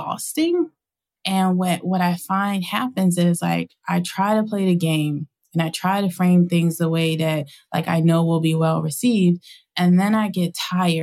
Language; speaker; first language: English; native; English